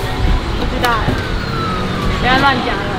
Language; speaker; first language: Chinese; native; Chinese